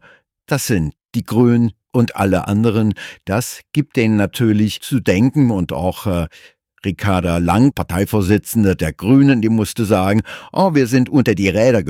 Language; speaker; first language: German; native; German